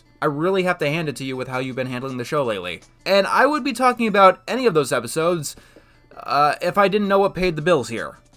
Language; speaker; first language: English; native; English